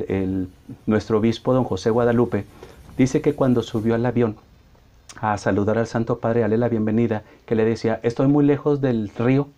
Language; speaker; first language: Spanish; native; Spanish